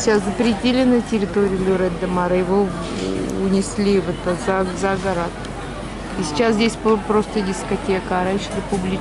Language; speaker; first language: Russian; native; Russian